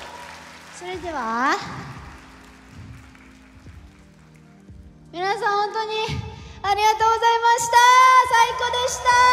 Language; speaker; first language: Japanese; non-native, fluent; Korean